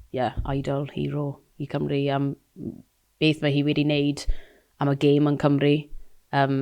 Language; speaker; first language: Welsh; non-native, local second language; English